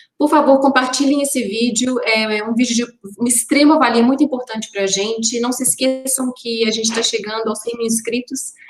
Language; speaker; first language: Portuguese; native; Portuguese